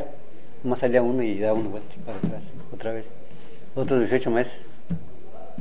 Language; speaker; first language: Spanish; native; Spanish